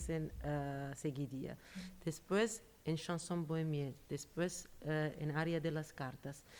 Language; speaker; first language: Spanish; non-native, fluent; Georgian